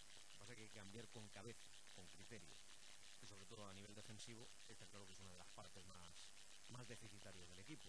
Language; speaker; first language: Spanish; native; Spanish